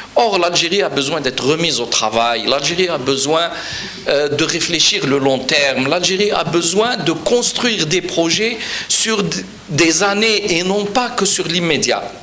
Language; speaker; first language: French; non-native, local second language; Arabic